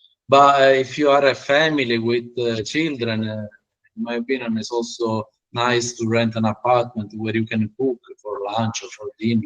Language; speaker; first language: English; non-native, learner; Italian